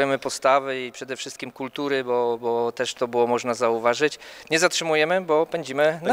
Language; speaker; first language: Polish; native; Polish